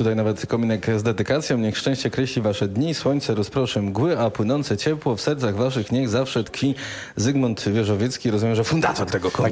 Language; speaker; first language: Polish; native; Polish